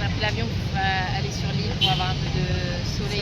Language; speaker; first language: French; native; French